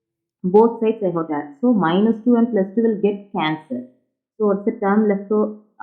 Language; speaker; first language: English; non-native, local second language; Tamil